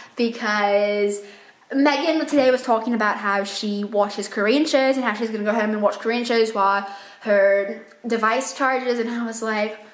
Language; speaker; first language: English; native; English